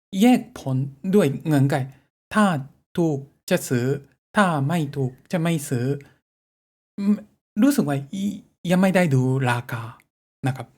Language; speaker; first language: Thai; non-native, fluent; Japanese